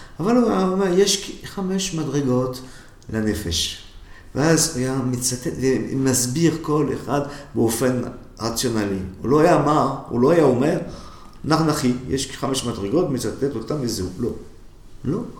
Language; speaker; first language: Hebrew; non-native, fluent; French